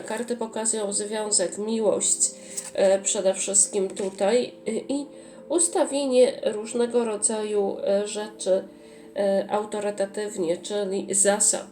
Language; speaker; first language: Polish; native; Polish